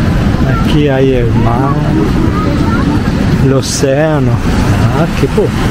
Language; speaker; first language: Spanish; non-native, fluent; Italian